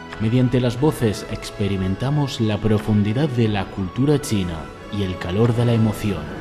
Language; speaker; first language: Spanish; non-native, fluent; Chinese